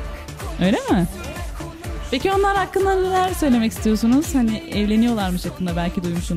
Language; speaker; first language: Turkish; native; Turkish